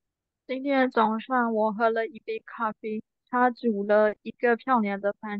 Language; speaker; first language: Chinese; non-native, learner; Thai